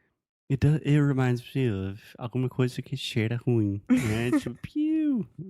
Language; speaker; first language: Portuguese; non-native, fluent; English